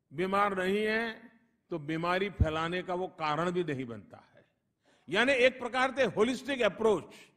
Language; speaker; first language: Hindi; non-native, local second language; Gujarati